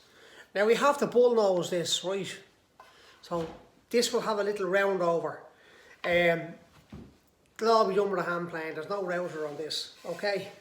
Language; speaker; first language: English; native; English